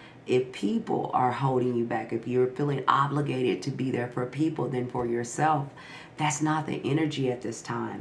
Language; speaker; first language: English; native; English